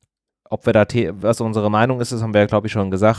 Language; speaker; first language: German; native; German